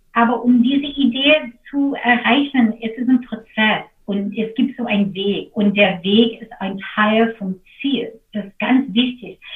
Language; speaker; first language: German; non-native, fluent; English